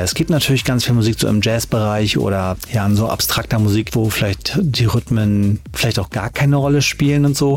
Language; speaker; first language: German; native; German